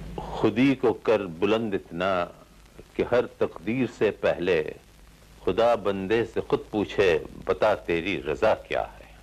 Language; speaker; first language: Urdu; non-native, local second language; Gujarati